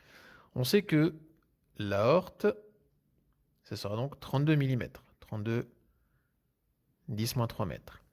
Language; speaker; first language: French; native; French